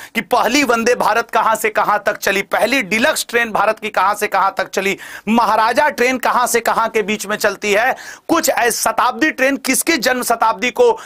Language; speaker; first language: Hindi; native; Hindi